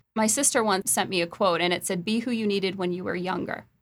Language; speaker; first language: English; native; English